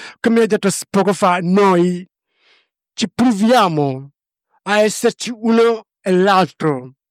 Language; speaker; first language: Italian; non-native, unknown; Wolof